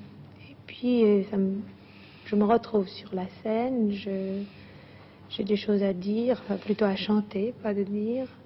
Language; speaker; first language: French; non-native, fluent; Greek